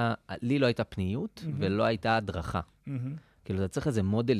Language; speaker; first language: Hebrew; native; Hebrew